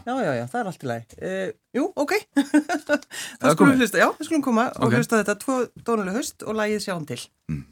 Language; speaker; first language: Icelandic; native; Icelandic